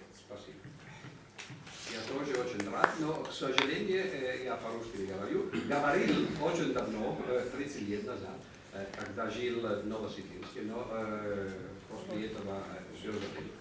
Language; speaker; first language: Russian; non-native, learner; Italian